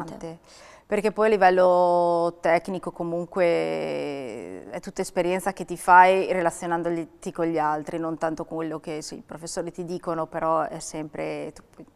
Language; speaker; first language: Italian; native; Italian